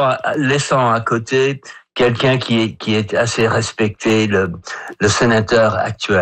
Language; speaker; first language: French; non-native, fluent; English